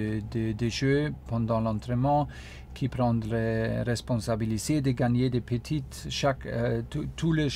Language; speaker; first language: French; non-native, fluent; German